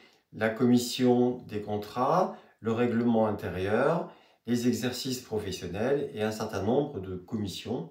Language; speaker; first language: French; native; French